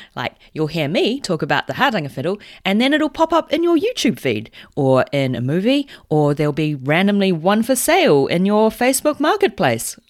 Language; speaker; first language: English; native; English